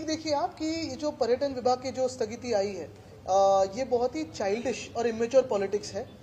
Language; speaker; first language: Hindi; non-native, local second language; Marathi